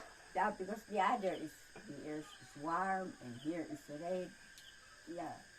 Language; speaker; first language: English; non-native, learner; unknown